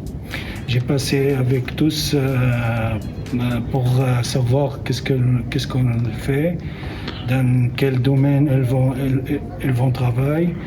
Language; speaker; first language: French; non-native, learner; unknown